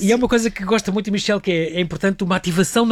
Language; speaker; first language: Portuguese; native; Portuguese